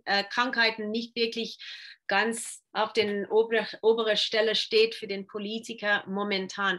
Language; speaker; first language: German; non-native, fluent; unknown